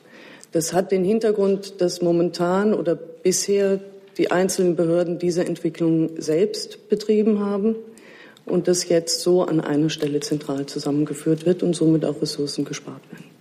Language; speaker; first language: German; native; German